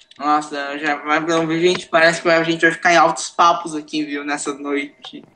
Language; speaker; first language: Portuguese; native; Portuguese